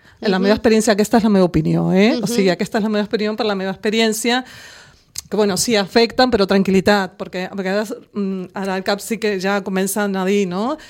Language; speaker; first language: Catalan; non-native, local second language; Spanish